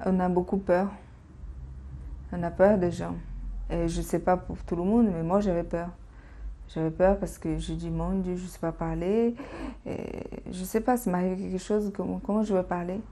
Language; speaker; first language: French; non-native, fluent; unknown